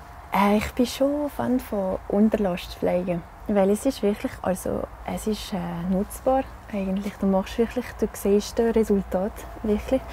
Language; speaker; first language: German; non-native, local second language; French